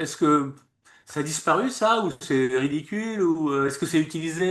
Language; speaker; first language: French; native; French